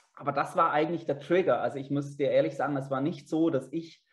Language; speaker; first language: German; native; German